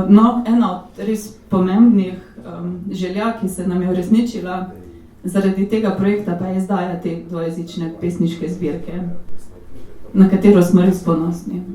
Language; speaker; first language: Slovenian; native; Slovenian